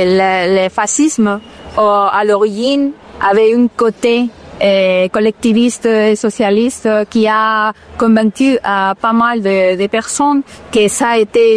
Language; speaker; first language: French; non-native, fluent; Spanish